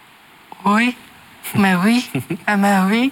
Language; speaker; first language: French; non-native, learner; Japanese